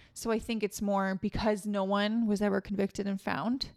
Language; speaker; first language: English; native; English